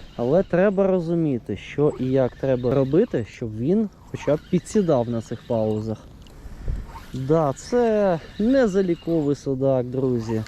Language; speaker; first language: Ukrainian; non-native, local second language; Russian